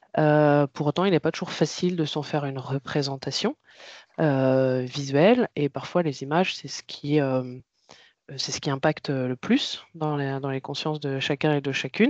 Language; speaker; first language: French; native; French